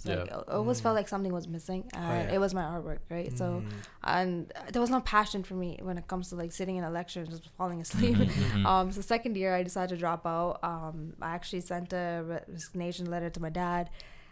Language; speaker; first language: English; non-native, local second language; Tamil